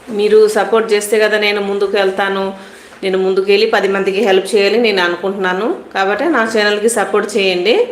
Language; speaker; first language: Telugu; non-native, local second language; Hindi